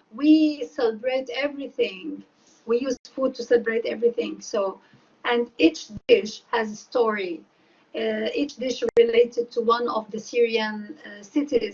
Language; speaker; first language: English; non-native, fluent; Arabic